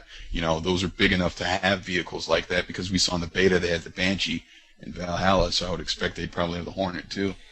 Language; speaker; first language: English; native; English